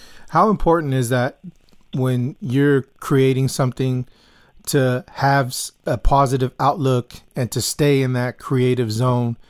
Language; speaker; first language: English; early bilingual, other home language; Spanish